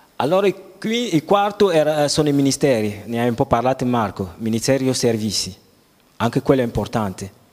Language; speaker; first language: Italian; non-native, fluent; French